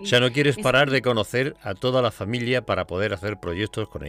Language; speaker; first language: Spanish; native; Spanish